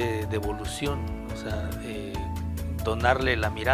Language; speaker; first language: Spanish; native; Spanish